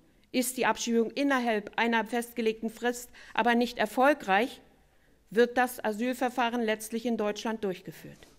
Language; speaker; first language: German; native; German